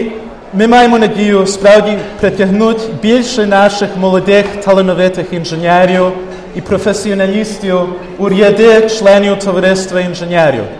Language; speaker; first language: Ukrainian; early bilingual, heritage; Ukrainian